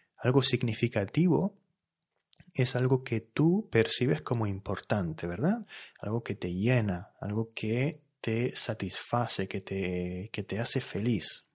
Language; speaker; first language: Spanish; native; Spanish